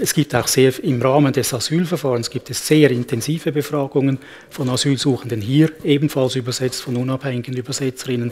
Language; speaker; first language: German; native; German